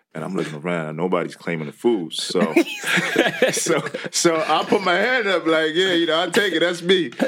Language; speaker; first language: English; non-native, local second language; Igbo